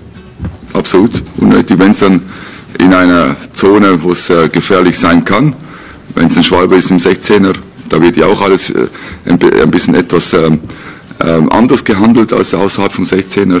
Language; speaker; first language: German; native; German